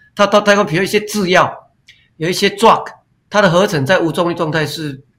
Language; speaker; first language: Chinese; non-native, local second language; Min Nan Chinese